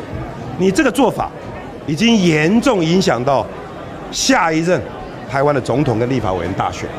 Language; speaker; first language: Chinese; native; Chinese